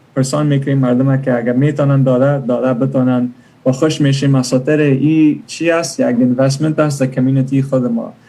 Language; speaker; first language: Persian; early bilingual, other home language; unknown